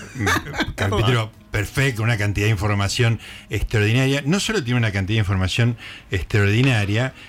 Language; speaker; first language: Spanish; native; Spanish